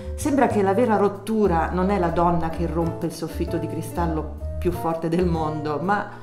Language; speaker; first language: Italian; native; Italian